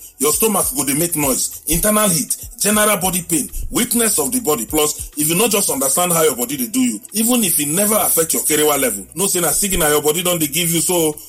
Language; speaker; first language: Nigerian Pidgin; native; Nigerian Pidgin